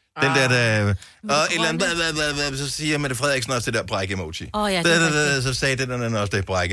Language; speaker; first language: Danish; native; Danish